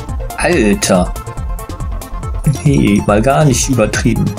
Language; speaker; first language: German; native; German